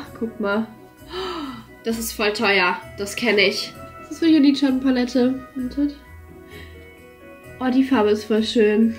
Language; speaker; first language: German; native; German